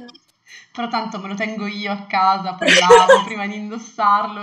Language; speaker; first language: Italian; native; Italian